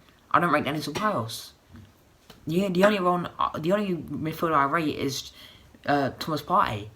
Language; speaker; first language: English; native; English